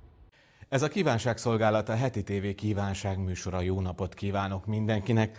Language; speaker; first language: Hungarian; native; Hungarian